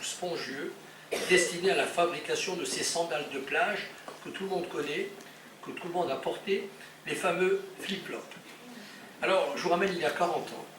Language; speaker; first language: French; native; French